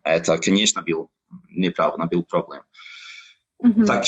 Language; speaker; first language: Russian; non-native, learner; English